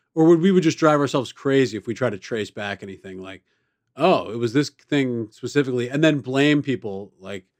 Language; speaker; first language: English; native; English